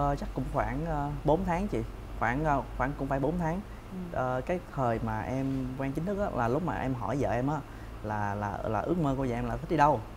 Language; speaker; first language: Vietnamese; native; Vietnamese